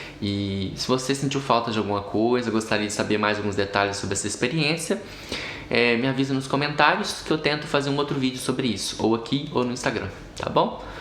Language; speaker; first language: Portuguese; native; Portuguese